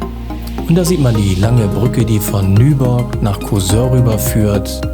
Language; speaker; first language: German; native; German